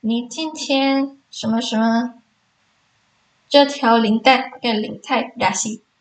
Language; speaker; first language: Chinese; non-native, fluent; Indonesian